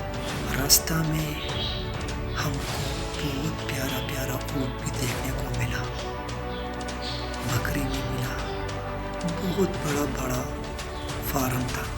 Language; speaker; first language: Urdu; non-native, local second language; Pashto